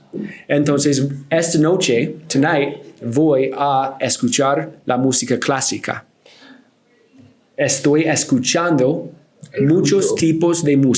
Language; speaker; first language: Spanish; non-native, learner; English